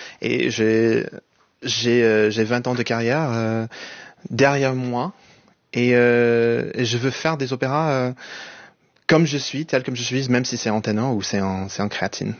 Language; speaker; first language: French; non-native, fluent; English